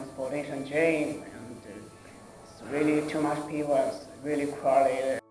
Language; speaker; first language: English; non-native, learner; Chinese